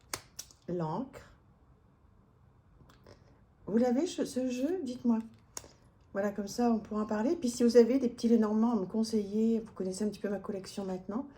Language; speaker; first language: French; native; French